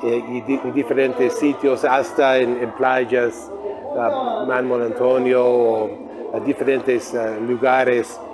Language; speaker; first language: Spanish; non-native, fluent; English